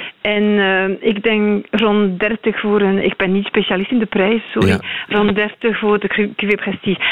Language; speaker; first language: Dutch; non-native, learner; French